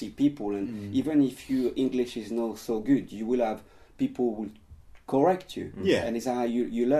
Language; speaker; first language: English; non-native, fluent; French